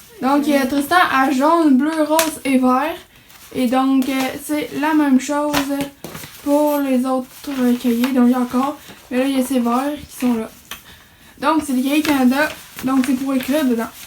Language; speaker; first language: French; native; French